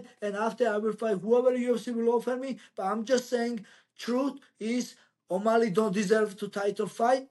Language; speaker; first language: English; non-native, learner; Georgian